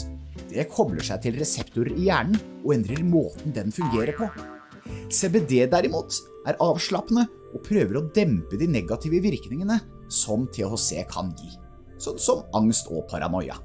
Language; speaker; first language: Norwegian; native; Norwegian